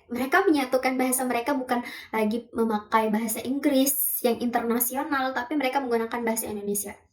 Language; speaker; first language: Indonesian; native; Indonesian